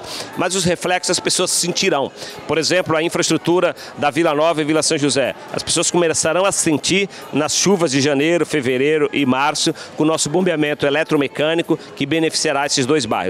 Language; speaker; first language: Portuguese; native; Portuguese